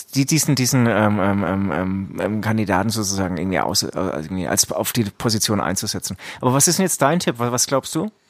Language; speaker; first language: German; early bilingual, other home language; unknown